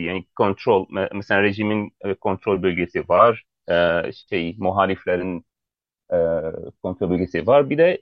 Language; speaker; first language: Turkish; non-native, fluent; Arabic